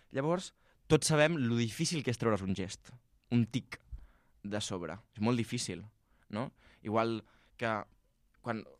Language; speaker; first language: Catalan; native; Catalan